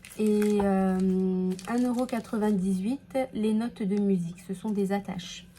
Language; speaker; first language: French; native; French